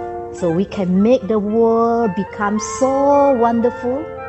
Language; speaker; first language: English; non-native, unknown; Indonesian